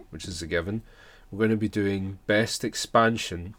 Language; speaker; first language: English; native; English